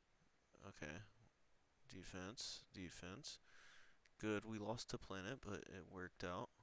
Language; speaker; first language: English; native; English